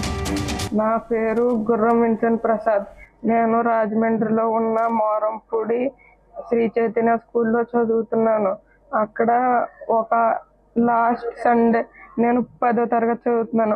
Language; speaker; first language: Telugu; native; Telugu